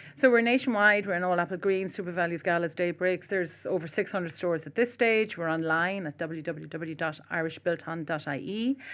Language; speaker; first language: English; native; English